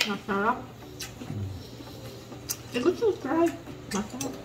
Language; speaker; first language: Korean; non-native, local second language; Filipino